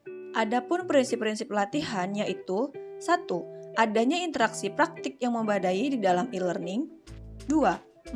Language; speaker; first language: Indonesian; native; Indonesian